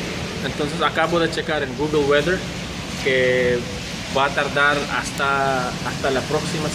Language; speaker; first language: Spanish; non-native, fluent; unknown